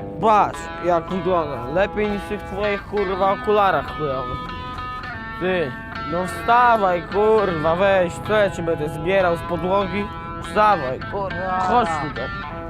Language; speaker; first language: Polish; native; Polish